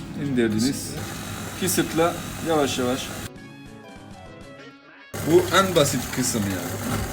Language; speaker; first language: Turkish; non-native, learner; French